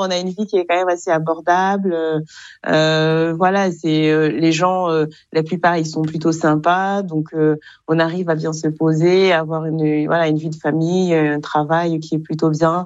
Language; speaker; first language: French; non-native, local second language; Kinyarwanda